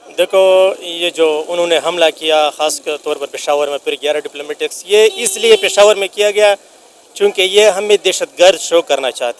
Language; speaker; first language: Hindi; non-native, local second language; Pashto